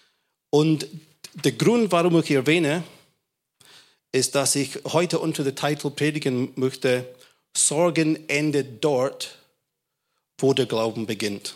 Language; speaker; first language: German; non-native, fluent; English